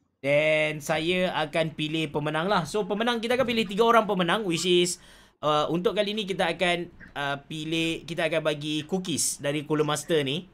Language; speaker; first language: Malay; native; Malay